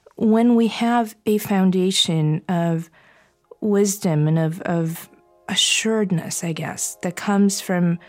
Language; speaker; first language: English; non-native, fluent; Bulgarian